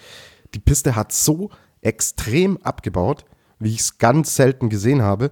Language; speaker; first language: German; native; German